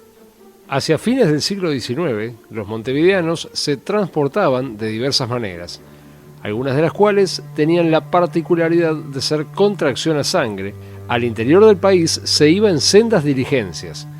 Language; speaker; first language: Spanish; native; Spanish